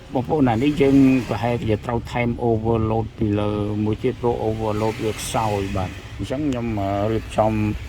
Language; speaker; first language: Khmer; native; Khmer